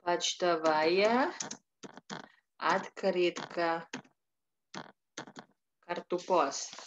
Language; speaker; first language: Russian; non-native, fluent; Indonesian